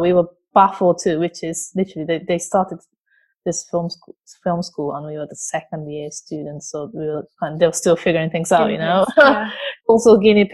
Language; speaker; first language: English; non-native, fluent; Japanese